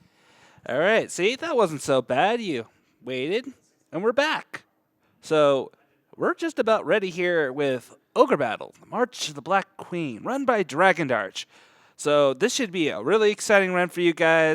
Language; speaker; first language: English; native; English